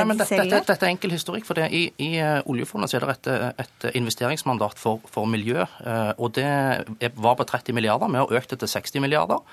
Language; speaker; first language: Norwegian; native; Norwegian